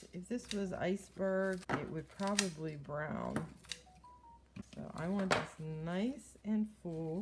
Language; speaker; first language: English; native; English